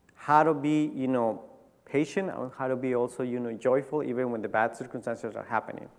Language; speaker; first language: English; early bilingual, other home language; Spanish